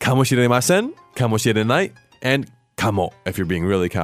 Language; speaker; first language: Japanese; non-native, fluent; English